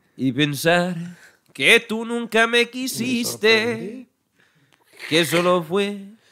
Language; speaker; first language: Spanish; early bilingual, heritage; Spanish